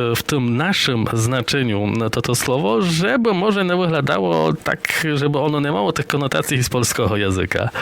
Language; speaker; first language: Polish; non-native, local second language; Rusyn